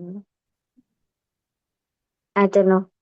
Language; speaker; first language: English; non-native, learner; Vietnamese